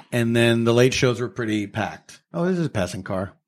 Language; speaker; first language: English; native; English